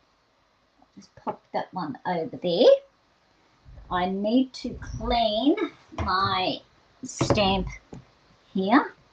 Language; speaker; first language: English; native; English